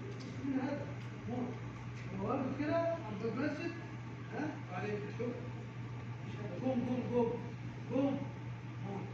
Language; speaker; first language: Arabic; non-native, learner; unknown